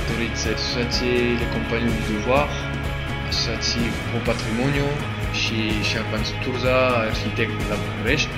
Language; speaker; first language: Romanian; non-native, learner; French